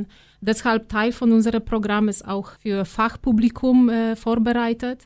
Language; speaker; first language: German; non-native, fluent; Polish